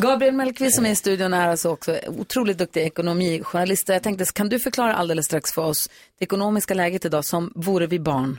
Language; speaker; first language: Swedish; native; Swedish